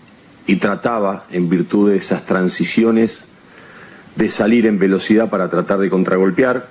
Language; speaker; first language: Spanish; native; Spanish